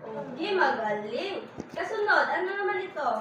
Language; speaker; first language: Filipino; native; Filipino